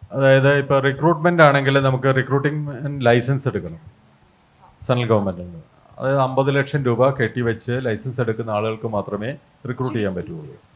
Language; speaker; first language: Malayalam; native; Malayalam